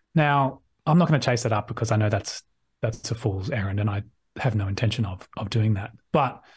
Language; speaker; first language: English; native; English